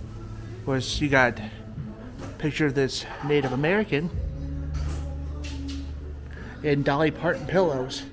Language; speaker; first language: English; native; English